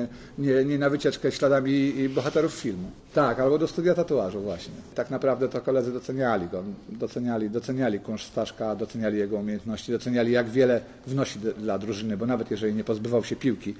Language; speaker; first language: Polish; native; Polish